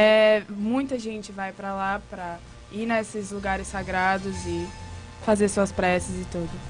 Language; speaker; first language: Portuguese; early bilingual, other home language; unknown